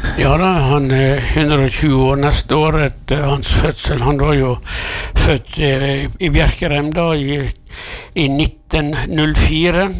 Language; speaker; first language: Norwegian; native; Norwegian